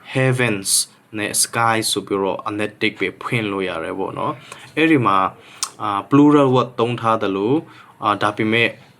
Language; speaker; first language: Burmese; non-native, local second language; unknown